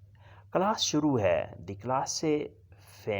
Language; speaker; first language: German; non-native, learner; Urdu